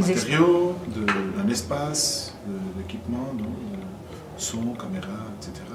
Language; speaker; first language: French; non-native, fluent; Portuguese